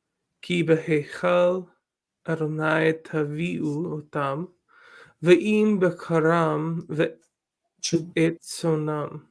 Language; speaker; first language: Hebrew; non-native, learner; English